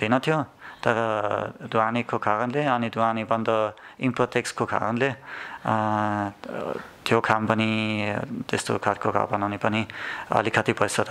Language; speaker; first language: Nepali; non-native, learner; German